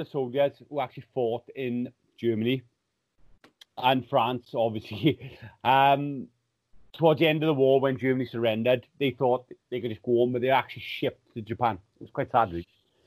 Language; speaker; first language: English; native; English